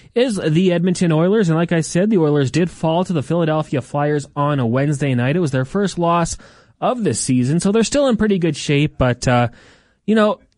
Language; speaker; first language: English; native; English